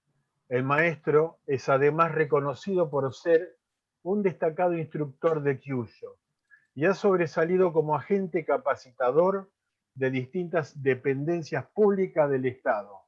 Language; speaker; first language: Spanish; native; Spanish